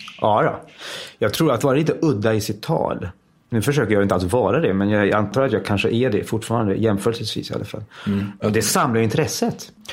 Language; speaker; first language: Swedish; early bilingual, heritage; Swedish